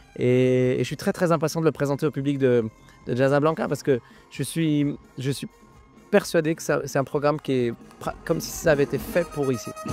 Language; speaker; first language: French; early bilingual, other home language; Arabic